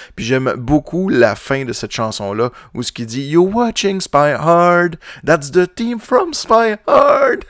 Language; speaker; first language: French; native; French